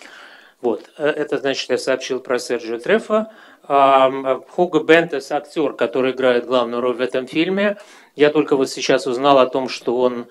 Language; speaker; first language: Russian; native; Russian